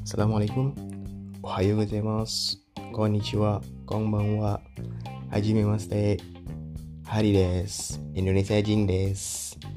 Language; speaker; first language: Japanese; non-native, learner; Indonesian